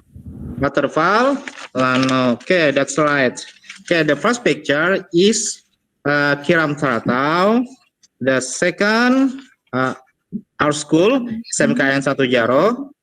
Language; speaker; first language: English; non-native, learner; Indonesian